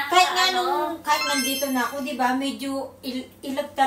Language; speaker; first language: Filipino; native; Filipino